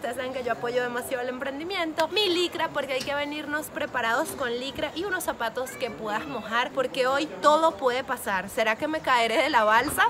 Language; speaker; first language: Spanish; native; Spanish